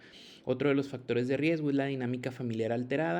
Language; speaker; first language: Spanish; native; Spanish